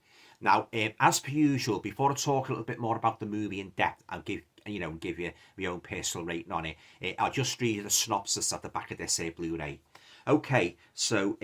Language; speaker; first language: English; native; English